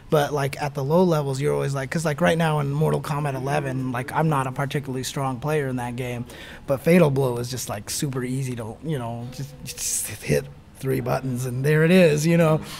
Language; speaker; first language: English; native; English